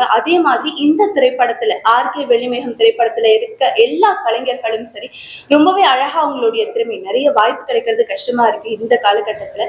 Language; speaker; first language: Tamil; native; Tamil